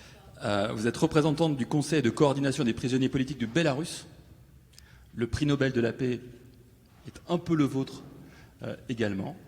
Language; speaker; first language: French; native; French